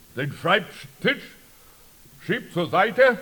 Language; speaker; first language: German; early bilingual, heritage; German